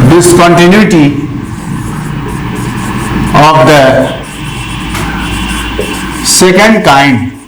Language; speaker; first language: English; non-native, local second language; Hindi